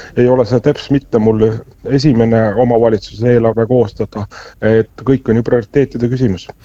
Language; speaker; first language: Estonian; native; Estonian